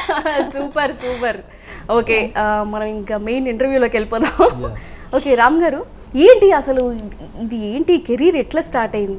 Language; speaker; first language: Telugu; native; Telugu